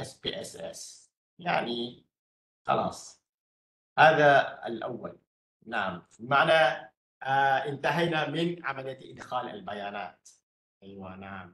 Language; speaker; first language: Arabic; non-native, fluent; Malay